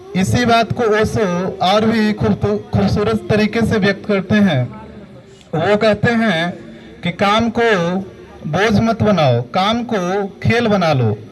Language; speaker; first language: Hindi; native; Hindi